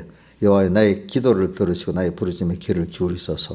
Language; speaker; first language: Korean; native; Korean